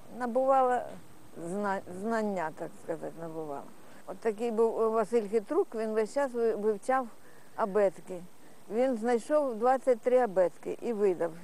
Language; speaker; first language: Ukrainian; non-native, local second language; Russian